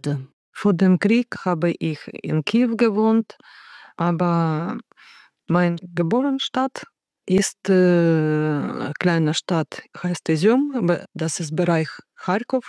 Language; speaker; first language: German; non-native, learner; Ukrainian